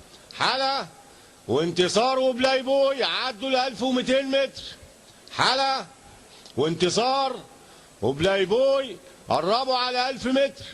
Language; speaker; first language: Arabic; native; Arabic